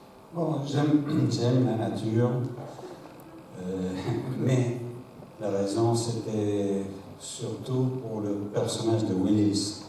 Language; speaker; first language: French; non-native, fluent; English